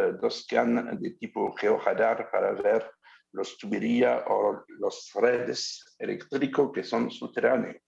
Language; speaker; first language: Spanish; non-native, learner; French